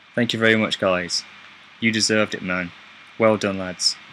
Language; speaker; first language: English; native; English